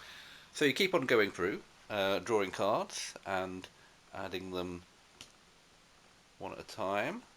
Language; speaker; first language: English; native; English